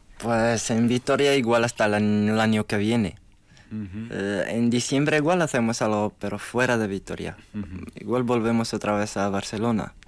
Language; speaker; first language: Spanish; non-native, fluent; Arabic